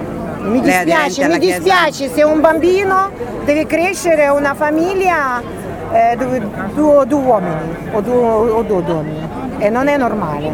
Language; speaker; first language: Italian; non-native, learner; Russian